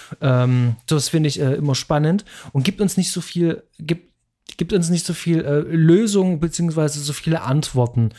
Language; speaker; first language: German; native; German